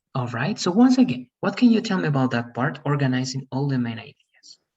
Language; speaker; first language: English; non-native, fluent; Spanish